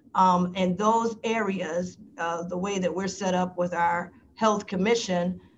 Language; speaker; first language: English; native; English